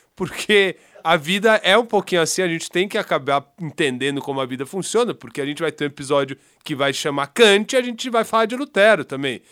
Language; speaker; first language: Portuguese; native; Portuguese